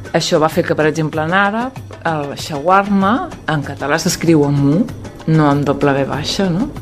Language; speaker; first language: Catalan; native; Catalan